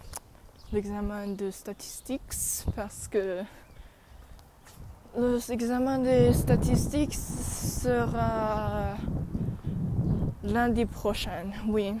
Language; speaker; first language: French; non-native, learner; English